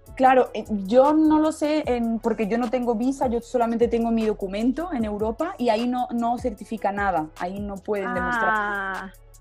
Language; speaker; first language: Spanish; native; Spanish